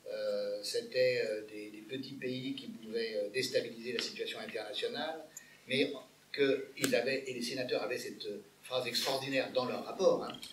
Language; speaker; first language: French; native; French